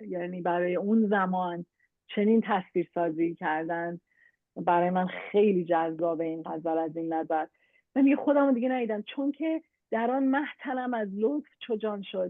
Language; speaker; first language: Persian; native; Persian